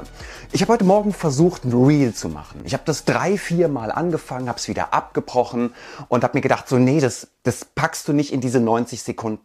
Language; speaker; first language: German; native; German